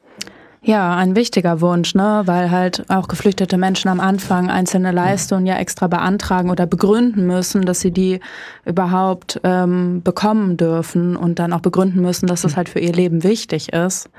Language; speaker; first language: German; native; German